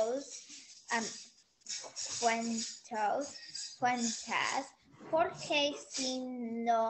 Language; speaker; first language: Spanish; non-native, learner; English